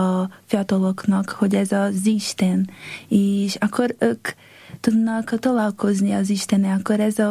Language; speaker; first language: Hungarian; non-native, learner; Portuguese